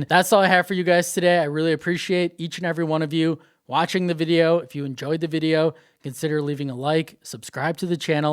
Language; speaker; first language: English; native; English